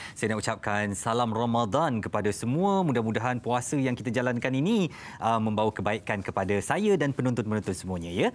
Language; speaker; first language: Malay; native; Malay